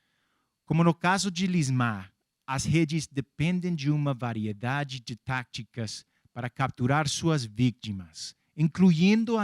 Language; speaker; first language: Portuguese; non-native, fluent; English